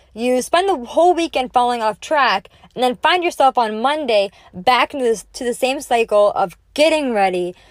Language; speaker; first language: English; native; English